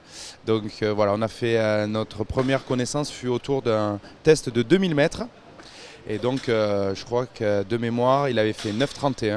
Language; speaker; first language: French; native; French